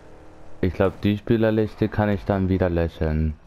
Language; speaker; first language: German; native; German